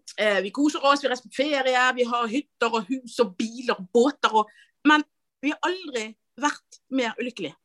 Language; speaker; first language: Norwegian; native; Norwegian